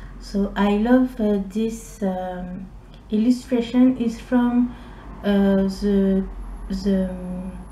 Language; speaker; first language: English; non-native, learner; French